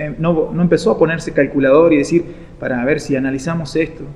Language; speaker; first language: Spanish; native; Spanish